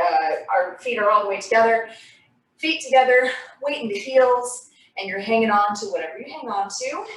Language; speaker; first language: English; native; English